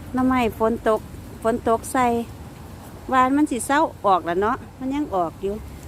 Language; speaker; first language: Thai; native; Thai